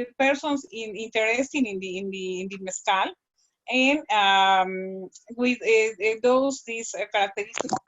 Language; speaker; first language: English; non-native, learner; Spanish